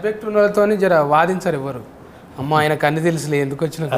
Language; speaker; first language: Telugu; native; Telugu